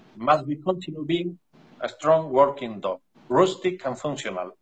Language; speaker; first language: English; non-native, learner; Spanish